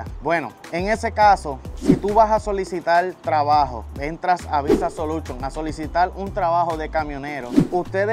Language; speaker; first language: Spanish; native; Spanish